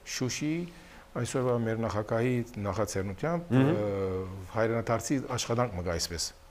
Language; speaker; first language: Armenian; early bilingual, heritage; Armenian